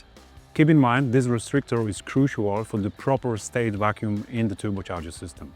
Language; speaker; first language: English; non-native, fluent; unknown